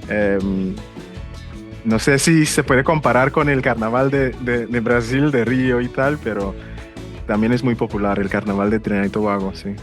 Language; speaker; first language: Spanish; non-native, fluent; English